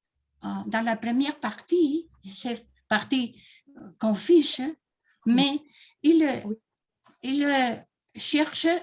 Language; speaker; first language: French; non-native, learner; Spanish